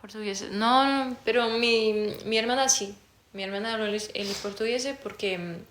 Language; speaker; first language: Spanish; non-native, learner; French